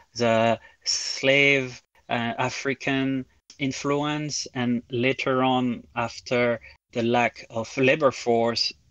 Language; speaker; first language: English; non-native, fluent; French